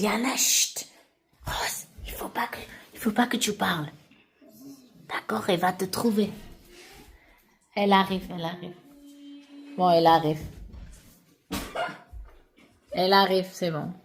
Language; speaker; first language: French; non-native, learner; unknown